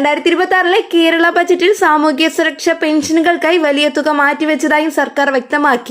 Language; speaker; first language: Malayalam; native; Malayalam